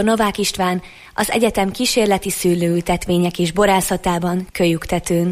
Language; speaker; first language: Hungarian; native; Hungarian